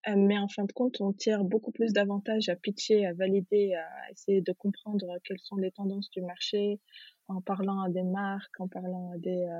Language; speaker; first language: French; non-native, local second language; Arabic